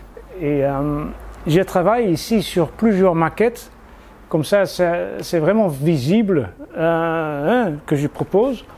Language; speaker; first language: French; non-native, fluent; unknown